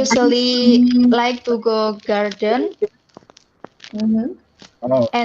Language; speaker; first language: English; non-native, learner; Indonesian